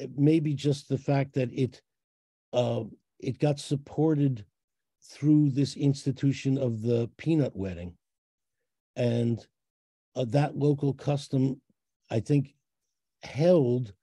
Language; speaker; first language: English; native; English